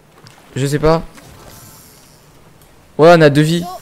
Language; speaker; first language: French; native; French